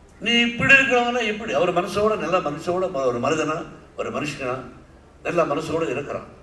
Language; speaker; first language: Tamil; non-native, learner; Telugu